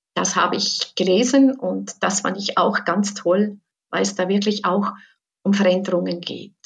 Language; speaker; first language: German; native; German